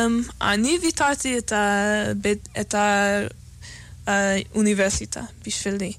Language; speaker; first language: Hebrew; non-native, fluent; English